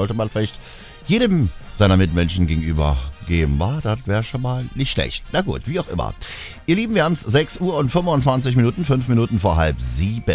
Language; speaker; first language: German; native; German